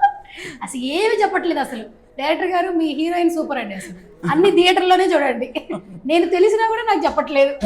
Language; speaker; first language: Telugu; native; Telugu